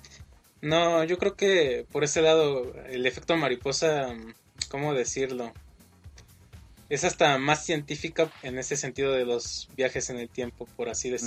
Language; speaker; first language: Spanish; native; Spanish